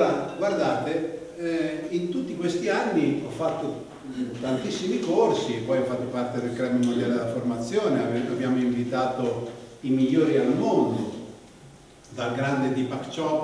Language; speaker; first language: Italian; native; Italian